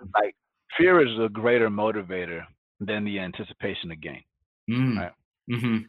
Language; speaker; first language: English; early bilingual, other home language; Spanish